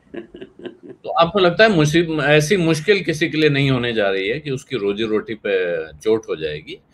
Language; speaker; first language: Hindi; native; Hindi